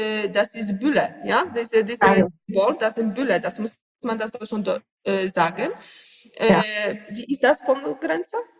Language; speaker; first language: German; non-native, learner; Polish